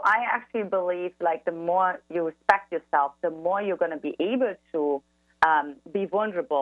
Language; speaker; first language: English; non-native, fluent; German